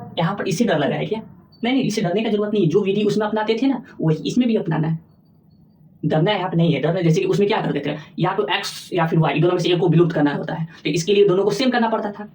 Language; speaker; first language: Hindi; native; Hindi